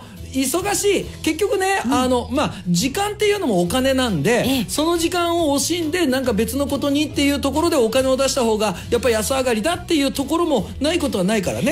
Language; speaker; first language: Japanese; native; Japanese